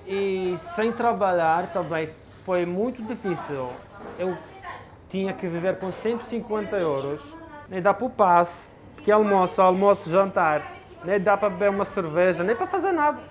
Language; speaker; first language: Portuguese; non-native, fluent; Arabic